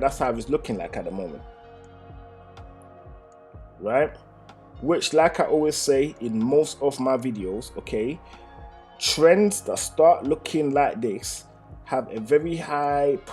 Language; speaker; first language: English; native; English